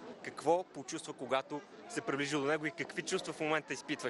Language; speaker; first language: Bulgarian; native; Bulgarian